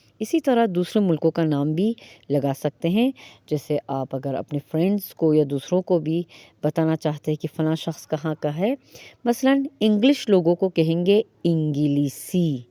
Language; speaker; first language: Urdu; non-native, fluent; Persian